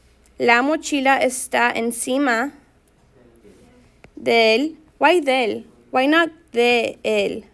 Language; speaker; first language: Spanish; non-native, fluent; English